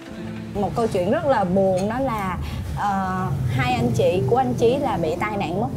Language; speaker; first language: Vietnamese; native; Vietnamese